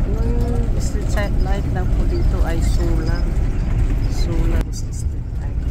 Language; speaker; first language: Filipino; non-native, local second language; Cebuano